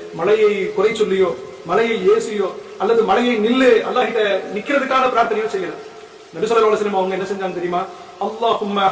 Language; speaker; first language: Tamil; native; Tamil